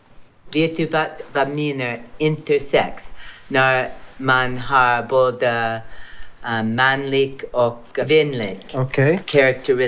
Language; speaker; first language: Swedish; non-native, learner; English